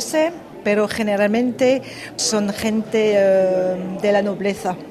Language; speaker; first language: Spanish; early bilingual, heritage; French